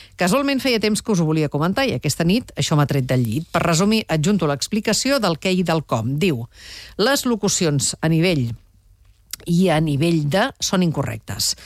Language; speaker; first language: Catalan; native; Catalan